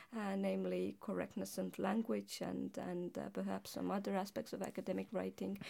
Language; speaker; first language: English; non-native, fluent; Estonian